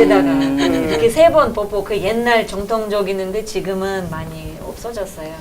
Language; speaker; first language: Korean; non-native, fluent; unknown